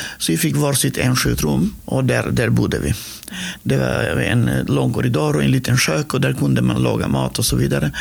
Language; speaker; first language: Swedish; non-native, fluent; Macedonian